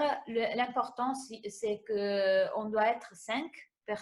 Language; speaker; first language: French; non-native, fluent; Italian